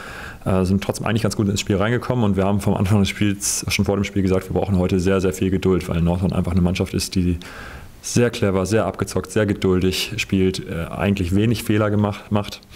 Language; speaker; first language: German; native; German